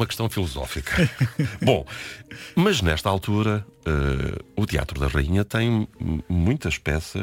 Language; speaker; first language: Portuguese; native; Portuguese